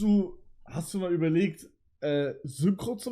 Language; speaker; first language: German; native; German